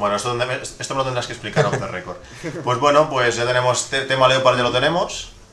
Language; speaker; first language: Spanish; native; Spanish